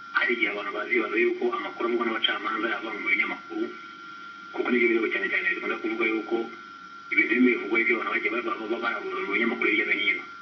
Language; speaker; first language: Kinyarwanda; early bilingual, heritage; Kinyarwanda